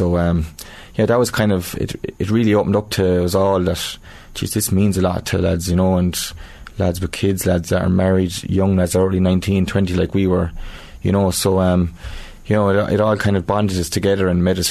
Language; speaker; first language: English; native; English